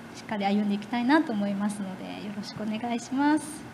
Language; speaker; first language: Japanese; native; Japanese